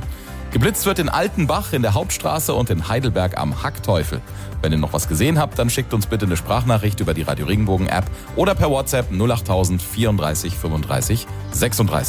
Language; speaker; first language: German; native; German